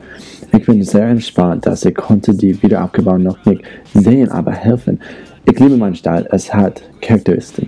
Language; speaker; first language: German; non-native, learner; English